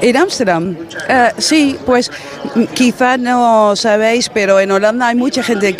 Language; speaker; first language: Spanish; non-native, fluent; Dutch